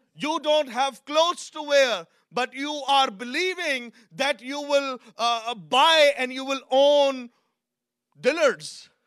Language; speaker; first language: English; non-native, local second language; Urdu